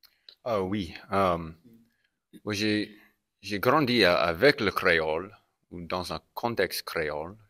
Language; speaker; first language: French; non-native, local second language; English